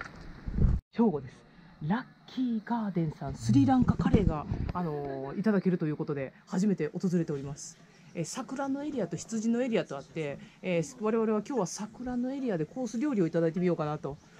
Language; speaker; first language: Japanese; native; Japanese